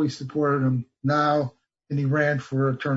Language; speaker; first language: English; native; English